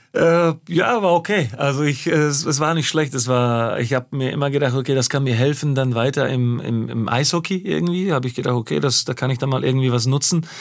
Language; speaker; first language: German; non-native, fluent; Slovak